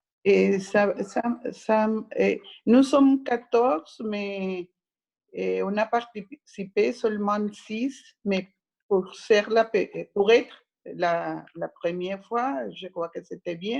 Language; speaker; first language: French; non-native, learner; Spanish